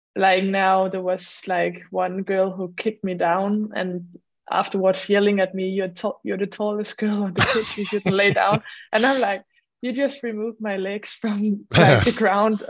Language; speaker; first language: English; non-native, fluent; Danish